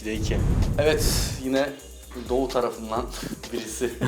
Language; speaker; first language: Turkish; native; Turkish